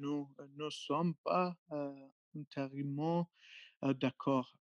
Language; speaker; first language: French; non-native, learner; Arabic